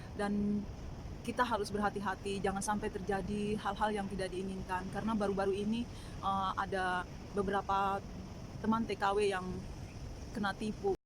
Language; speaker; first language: Indonesian; native; Indonesian